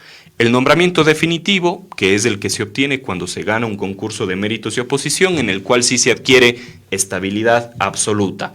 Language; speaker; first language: Spanish; native; Spanish